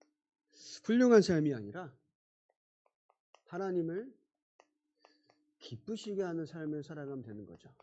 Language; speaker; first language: Korean; native; Korean